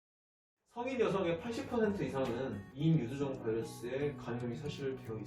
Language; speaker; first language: Korean; native; Korean